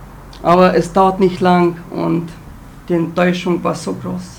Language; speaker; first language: German; non-native, fluent; Romanian